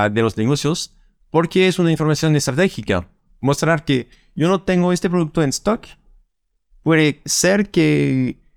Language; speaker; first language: Spanish; non-native, fluent; French